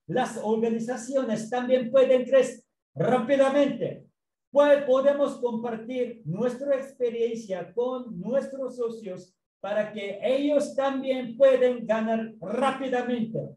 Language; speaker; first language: Spanish; non-native, learner; Korean